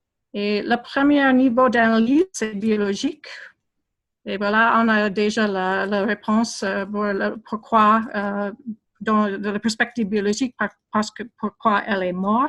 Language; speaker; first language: French; non-native, fluent; English